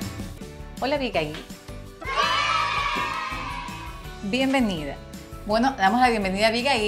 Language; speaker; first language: Spanish; native; Spanish